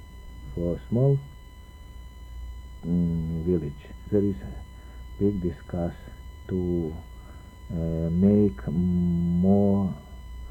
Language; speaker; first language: English; non-native, learner; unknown